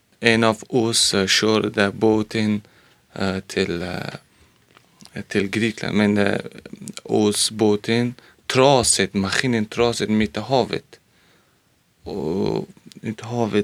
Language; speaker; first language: Swedish; non-native, learner; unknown